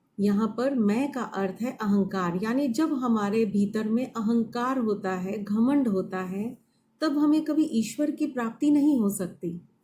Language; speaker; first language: Hindi; native; Hindi